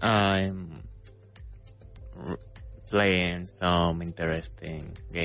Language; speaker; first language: English; non-native, fluent; Spanish